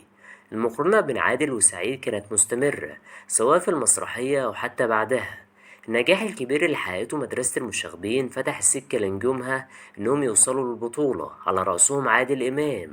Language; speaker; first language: Arabic; native; Arabic